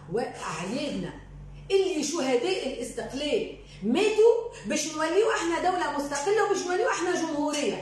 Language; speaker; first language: Arabic; native; Arabic